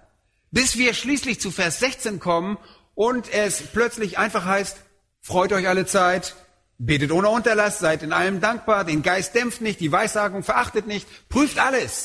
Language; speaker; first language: German; native; German